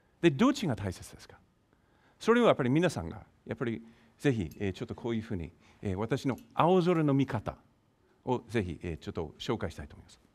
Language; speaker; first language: Japanese; non-native, fluent; English